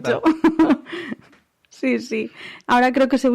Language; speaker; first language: Spanish; native; Spanish